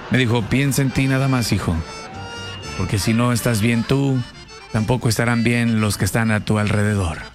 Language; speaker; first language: Spanish; native; Spanish